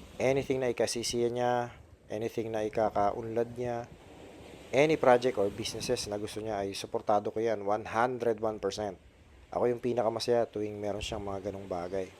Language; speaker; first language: Filipino; native; Filipino